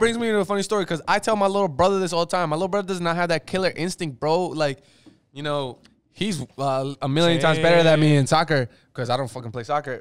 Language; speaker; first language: English; early bilingual, other home language; Spanish